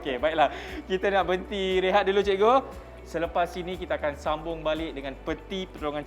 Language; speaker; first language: Malay; native; Malay